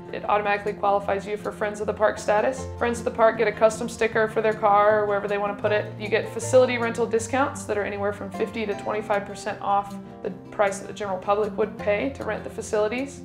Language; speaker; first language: English; native; English